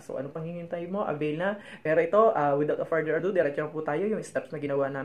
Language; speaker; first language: Filipino; native; Filipino